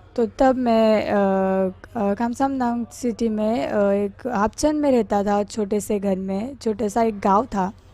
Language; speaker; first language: Hindi; non-native, fluent; Korean